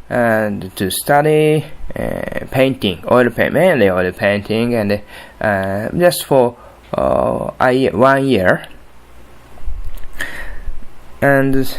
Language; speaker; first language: English; non-native, learner; Japanese